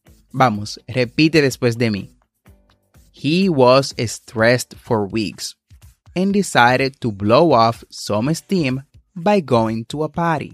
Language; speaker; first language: English; non-native, fluent; Spanish